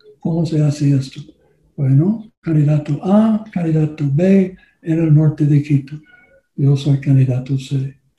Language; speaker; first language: Spanish; non-native, learner; English